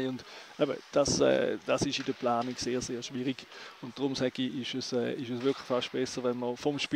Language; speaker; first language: German; native; German